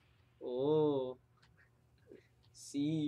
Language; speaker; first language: Spanish; non-native, learner; English